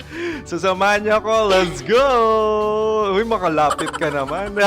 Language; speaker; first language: Filipino; native; Filipino